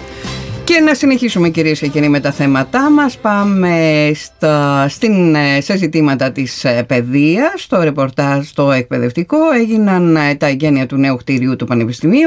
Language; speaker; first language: Greek; native; Greek